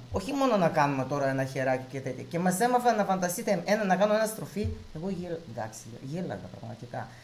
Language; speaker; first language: Greek; non-native, fluent; Russian